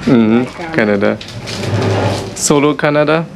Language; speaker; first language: Spanish; non-native, learner; Vietnamese